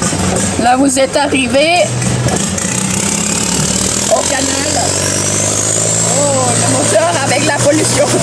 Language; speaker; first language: French; non-native, fluent; Thai